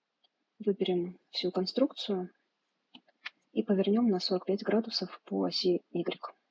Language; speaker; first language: Russian; native; Russian